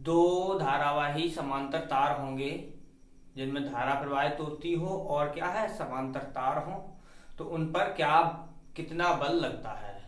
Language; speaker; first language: Hindi; native; Hindi